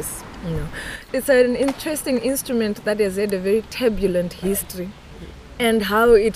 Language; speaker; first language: English; non-native, local second language; Shona